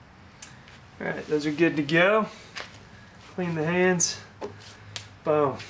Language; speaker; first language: English; native; English